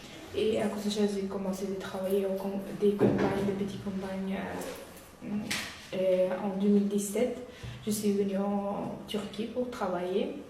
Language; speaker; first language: French; non-native, learner; Uyghur